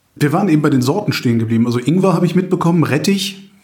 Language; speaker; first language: German; native; German